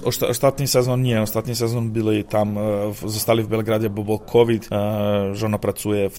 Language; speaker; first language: Polish; non-native, fluent; Serbian